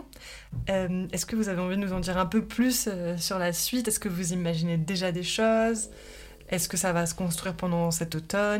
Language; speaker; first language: French; native; French